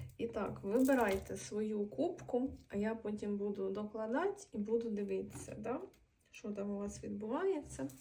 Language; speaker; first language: Ukrainian; non-native, local second language; Russian